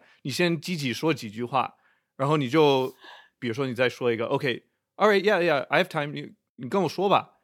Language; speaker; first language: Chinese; non-native, fluent; English